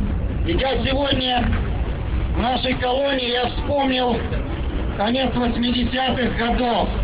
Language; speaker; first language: Russian; native; Russian